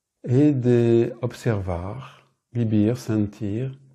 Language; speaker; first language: Spanish; non-native, fluent; French